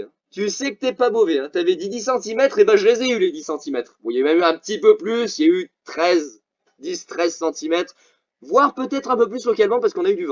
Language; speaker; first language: French; native; French